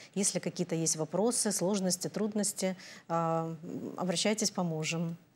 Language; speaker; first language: Russian; native; Russian